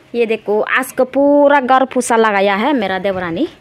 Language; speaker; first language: Hindi; non-native, local second language; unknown